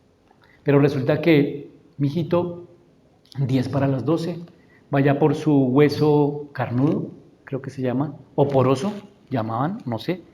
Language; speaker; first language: Spanish; native; Spanish